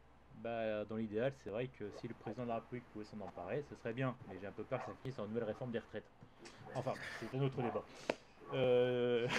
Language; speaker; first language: French; native; French